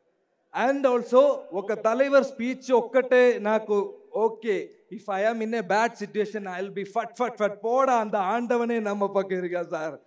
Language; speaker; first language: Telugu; non-native, learner; Malayalam